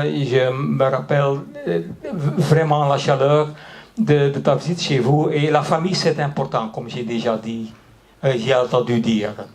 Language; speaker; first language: French; non-native, local second language; Dutch